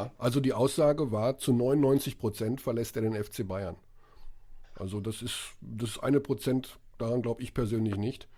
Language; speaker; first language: German; native; German